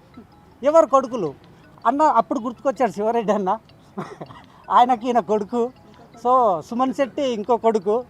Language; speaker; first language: Telugu; native; Telugu